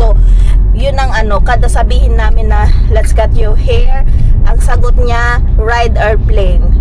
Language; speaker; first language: Filipino; native; Filipino